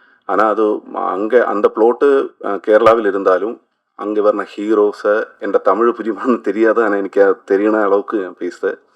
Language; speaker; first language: Tamil; non-native, learner; Malayalam